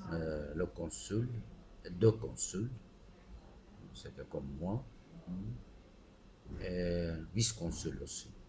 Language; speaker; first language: French; non-native, fluent; Armenian